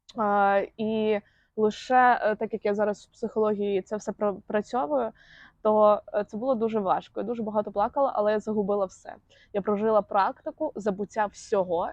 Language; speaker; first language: Ukrainian; non-native, local second language; Russian